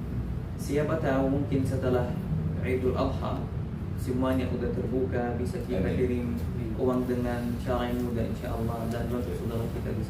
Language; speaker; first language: Indonesian; non-native, learner; Arabic